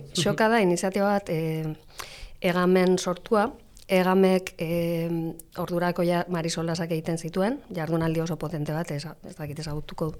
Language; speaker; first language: Basque; non-native, local second language; Spanish